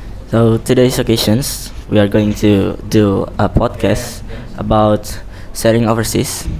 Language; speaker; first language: English; non-native, learner; Indonesian